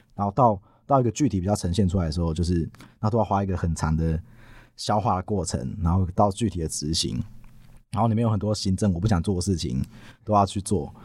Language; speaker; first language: Chinese; non-native, local second language; Min Nan Chinese